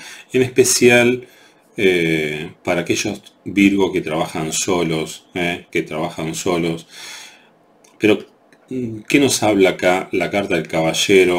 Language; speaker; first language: Spanish; native; Spanish